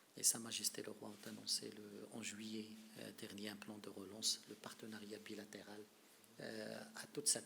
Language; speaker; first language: French; non-native, local second language; Arabic